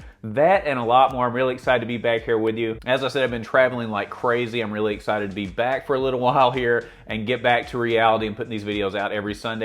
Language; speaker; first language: English; native; English